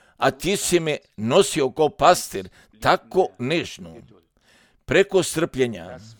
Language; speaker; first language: Croatian; early bilingual, heritage; Serbian